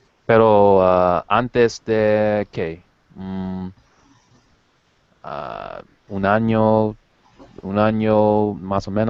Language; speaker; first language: Spanish; non-native, learner; English